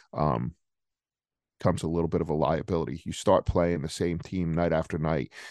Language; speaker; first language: English; native; English